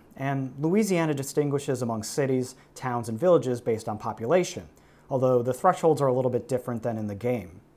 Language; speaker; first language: English; native; English